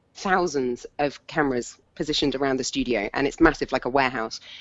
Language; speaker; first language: English; native; English